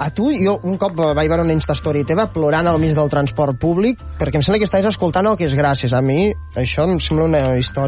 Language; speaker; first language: Catalan; native; Catalan